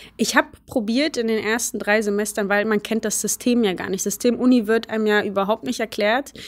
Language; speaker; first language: German; early bilingual, other home language; Polish